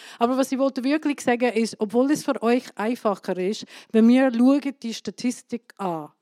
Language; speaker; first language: German; non-native, fluent; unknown